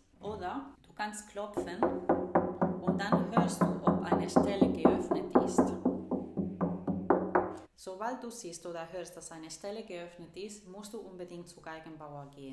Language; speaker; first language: German; non-native, fluent; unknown